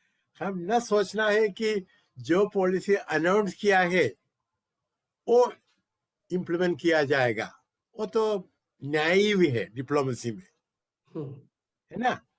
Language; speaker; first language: Hindi; non-native, local second language; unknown